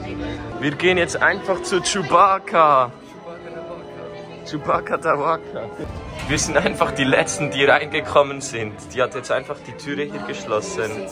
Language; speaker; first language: German; native; German